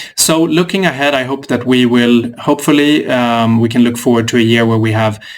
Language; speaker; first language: English; non-native, fluent; Swedish